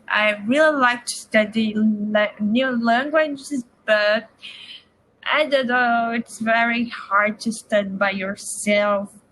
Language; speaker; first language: English; non-native, learner; Portuguese